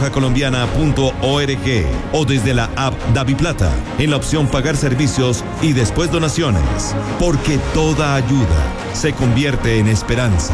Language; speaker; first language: Spanish; native; Spanish